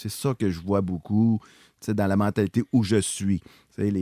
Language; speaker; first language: French; native; French